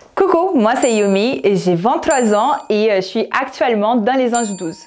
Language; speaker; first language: French; non-native, fluent; Portuguese